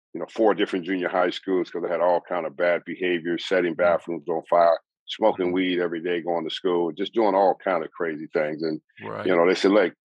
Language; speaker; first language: English; native; English